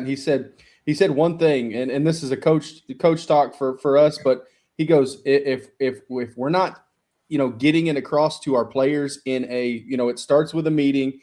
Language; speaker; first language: English; native; English